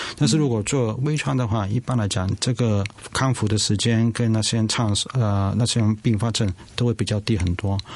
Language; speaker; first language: Chinese; non-native, local second language; Cantonese